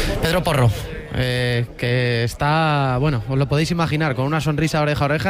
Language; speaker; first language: Spanish; native; Spanish